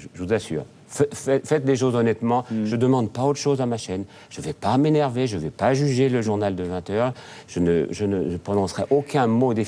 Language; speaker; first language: French; native; French